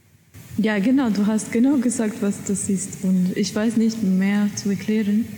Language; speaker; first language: German; non-native, learner; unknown